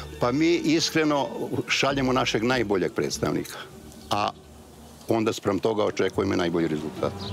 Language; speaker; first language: Bosnian; native; Bosnian